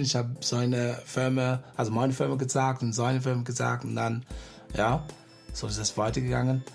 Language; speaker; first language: German; non-native, fluent; English